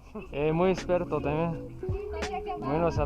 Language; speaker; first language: Spanish; non-native, learner; English